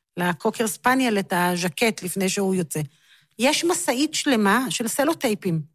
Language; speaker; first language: Hebrew; native; Hebrew